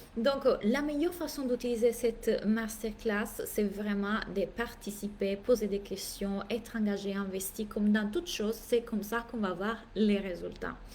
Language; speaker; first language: French; non-native, fluent; Italian